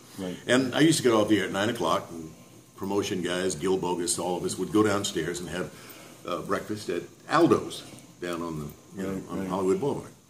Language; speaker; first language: English; native; English